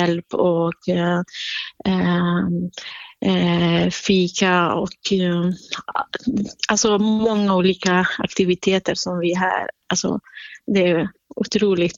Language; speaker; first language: Swedish; non-native, fluent; Central Kurdish